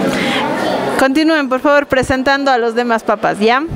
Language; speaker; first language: Spanish; native; Spanish